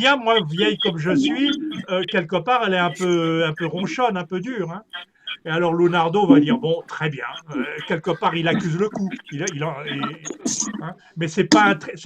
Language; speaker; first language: French; native; French